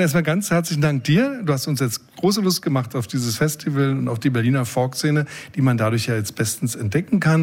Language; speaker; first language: German; native; German